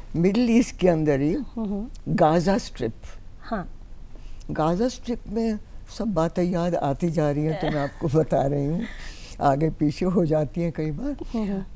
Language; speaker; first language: Hindi; native; Hindi